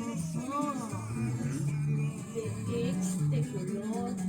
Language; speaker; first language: Spanish; non-native, learner; Haitian Creole